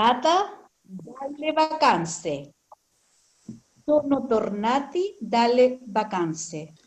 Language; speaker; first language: Italian; non-native, learner; Spanish